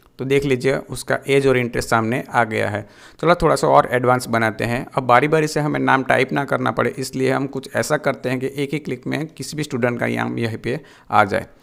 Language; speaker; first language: Hindi; non-native, local second language; Gujarati